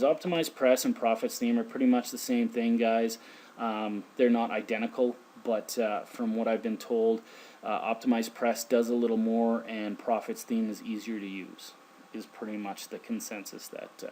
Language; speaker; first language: English; native; English